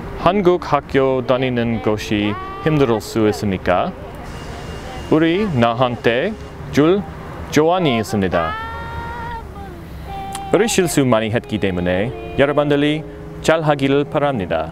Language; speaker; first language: Korean; non-native, learner; English